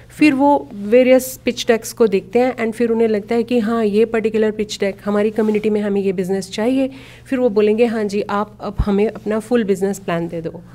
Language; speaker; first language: Hindi; native; Hindi